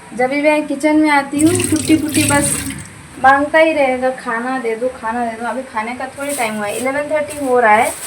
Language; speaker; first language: Hindi; non-native, local second language; Bangla